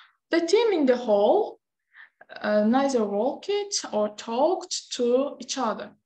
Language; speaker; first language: English; non-native, fluent; Azerbaijani